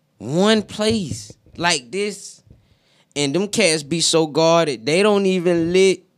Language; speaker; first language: English; native; English